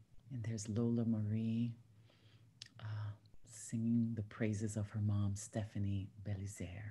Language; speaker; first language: English; early bilingual, other home language; Spanish